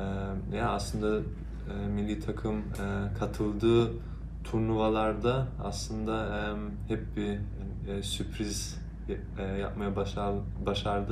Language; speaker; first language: Turkish; early bilingual, heritage; Turkish